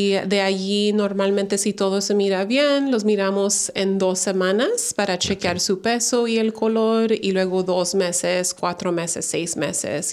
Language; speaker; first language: Spanish; early bilingual, heritage; Spanish